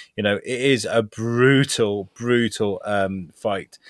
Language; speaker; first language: English; native; English